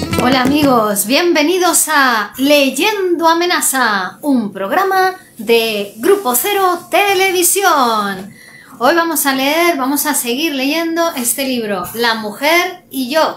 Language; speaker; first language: Spanish; native; Spanish